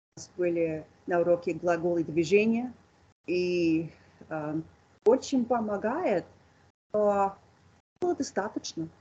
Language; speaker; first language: Russian; non-native, fluent; English